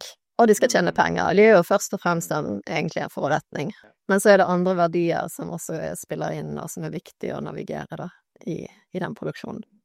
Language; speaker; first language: Norwegian; native; Norwegian